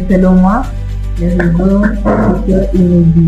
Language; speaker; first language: French; non-native, learner; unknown